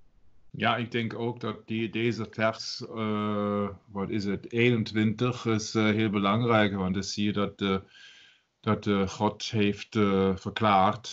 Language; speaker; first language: Dutch; non-native, learner; German